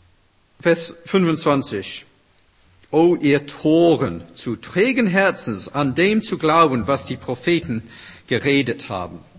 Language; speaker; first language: German; non-native, fluent; English